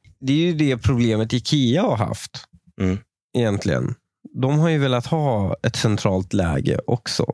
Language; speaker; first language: Swedish; native; Swedish